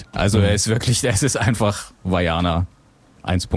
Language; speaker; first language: German; native; German